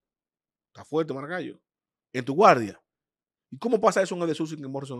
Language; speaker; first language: Spanish; native; Spanish